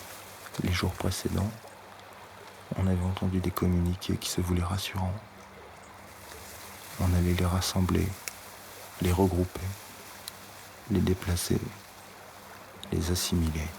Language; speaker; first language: French; native; French